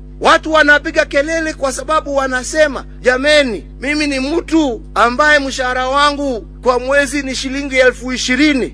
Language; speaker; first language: Swahili; non-native, local second language; Kikuyu